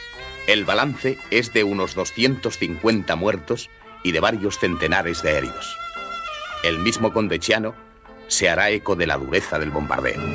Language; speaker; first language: Spanish; native; Spanish